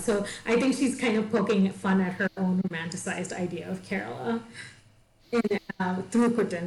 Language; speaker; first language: English; non-native, local second language; Malayalam